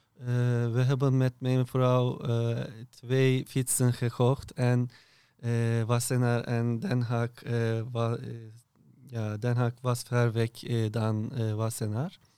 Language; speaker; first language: Dutch; non-native, learner; Turkish